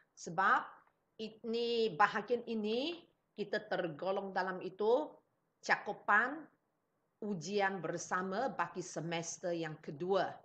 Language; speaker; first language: Malay; non-native, local second language; Chinese